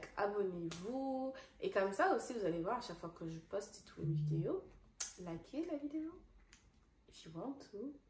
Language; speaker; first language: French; non-native, fluent; Dutch